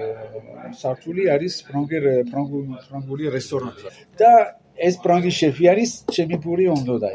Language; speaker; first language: Georgian; non-native, learner; French